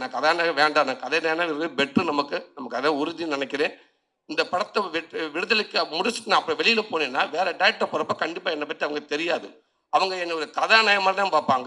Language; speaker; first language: Tamil; native; Tamil